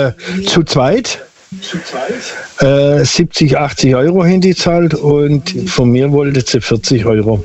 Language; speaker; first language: German; non-native, local second language; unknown